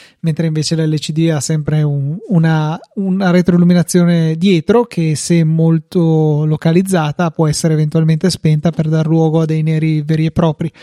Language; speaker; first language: Italian; native; Italian